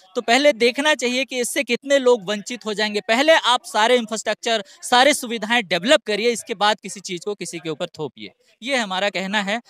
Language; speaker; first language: Hindi; native; Hindi